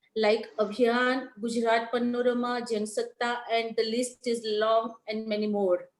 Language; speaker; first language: English; non-native, local second language; Gujarati